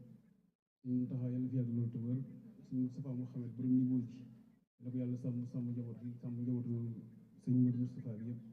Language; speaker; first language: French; non-native, local second language; Wolof